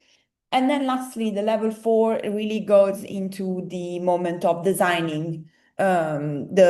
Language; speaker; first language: English; non-native, fluent; Italian